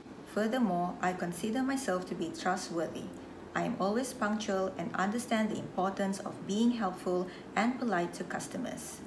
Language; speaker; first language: English; non-native, local second language; Malay